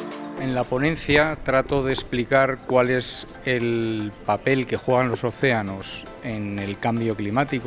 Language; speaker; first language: Spanish; native; Spanish